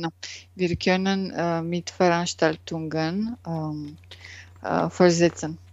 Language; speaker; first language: German; non-native, learner; French